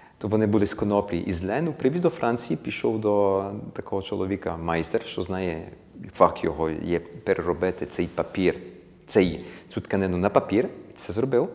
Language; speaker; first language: Ukrainian; early bilingual, heritage; Ukrainian